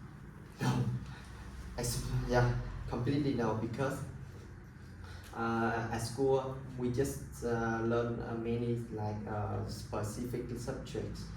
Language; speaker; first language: English; non-native, learner; Vietnamese